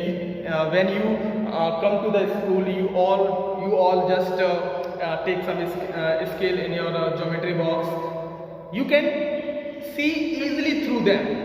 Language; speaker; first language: English; non-native, local second language; Hindi